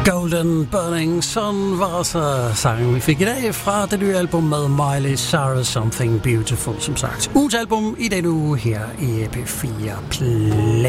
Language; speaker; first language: Danish; native; Danish